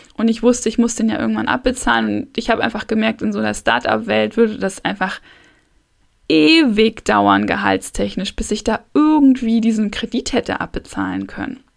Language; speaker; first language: German; native; German